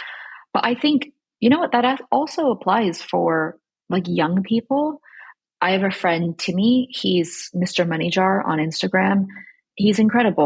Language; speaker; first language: English; early bilingual, other home language; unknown